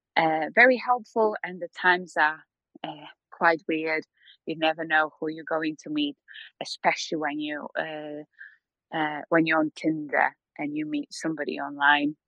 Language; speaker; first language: English; non-native, fluent; Polish